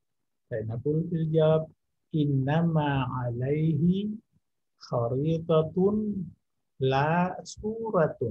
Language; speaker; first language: Arabic; non-native, fluent; Indonesian